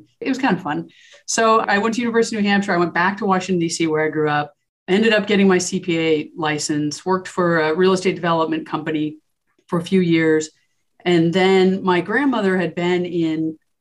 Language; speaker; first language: English; native; English